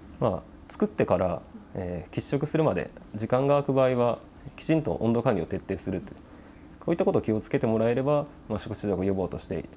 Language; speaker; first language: Japanese; native; Japanese